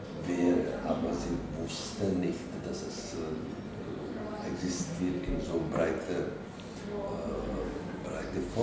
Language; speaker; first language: German; non-native, learner; Czech